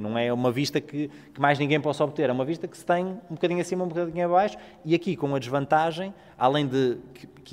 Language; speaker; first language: Portuguese; native; Portuguese